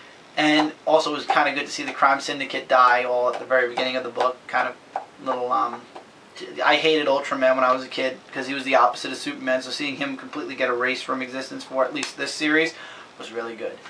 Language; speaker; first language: English; native; English